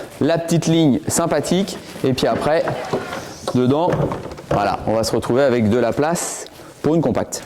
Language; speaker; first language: French; native; French